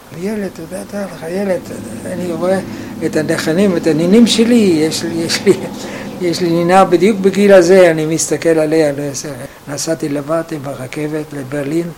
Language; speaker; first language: Hebrew; non-native, fluent; German